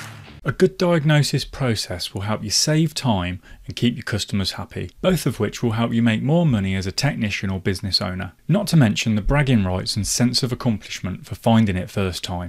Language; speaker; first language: English; native; English